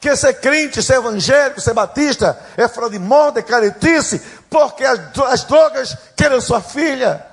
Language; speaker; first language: Portuguese; native; Portuguese